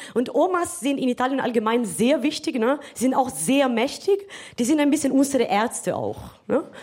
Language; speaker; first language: German; non-native, fluent; Italian